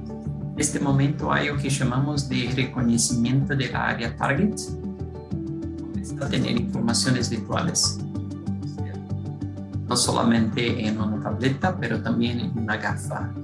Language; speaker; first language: Spanish; non-native, fluent; Portuguese